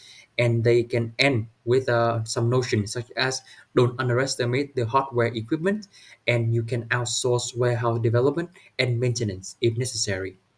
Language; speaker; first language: English; non-native, learner; Vietnamese